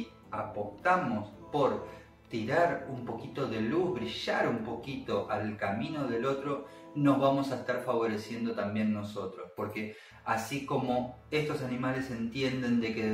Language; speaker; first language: Spanish; native; Spanish